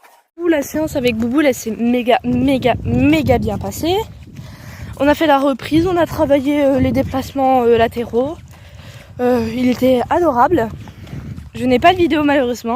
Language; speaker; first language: French; native; French